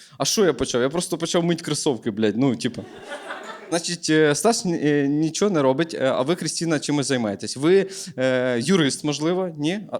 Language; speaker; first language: Ukrainian; native; Ukrainian